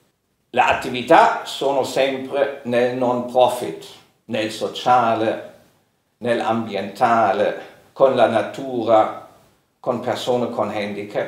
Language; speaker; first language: Italian; non-native, fluent; German